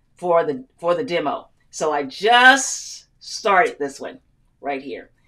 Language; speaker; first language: English; native; English